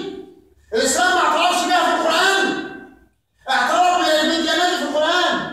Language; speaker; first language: Arabic; native; Arabic